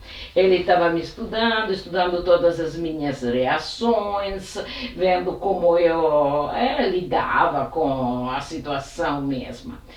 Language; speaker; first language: Portuguese; non-native, fluent; Italian